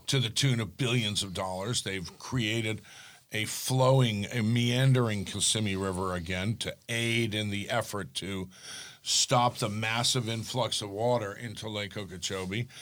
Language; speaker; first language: English; native; English